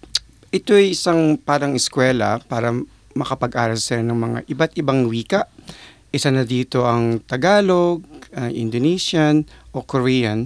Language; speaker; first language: Filipino; native; Filipino